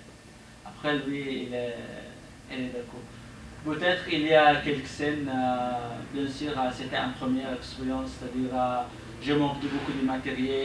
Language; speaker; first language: French; non-native, learner; Arabic